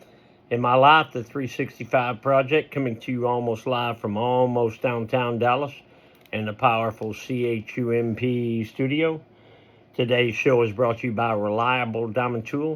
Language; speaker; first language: English; native; English